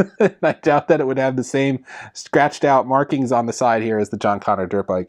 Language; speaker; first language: English; native; English